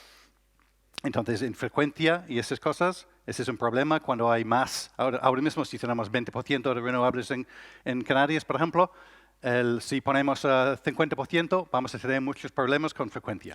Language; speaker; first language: Spanish; non-native, learner; English